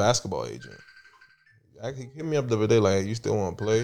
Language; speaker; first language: English; early bilingual, other home language; Italian